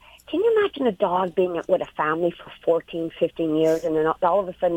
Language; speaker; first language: English; native; English